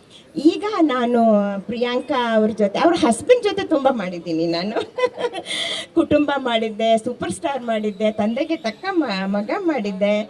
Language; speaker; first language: Kannada; non-native, local second language; Malayalam